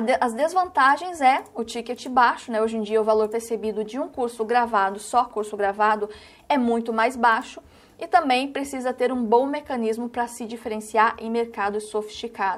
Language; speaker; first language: Portuguese; native; Portuguese